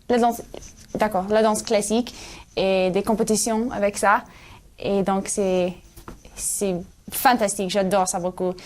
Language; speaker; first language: French; non-native, learner; English